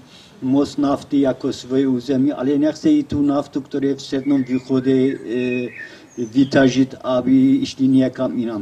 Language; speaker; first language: Czech; non-native, learner; Kurdish